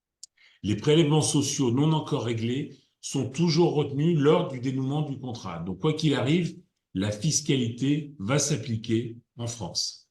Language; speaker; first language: French; native; French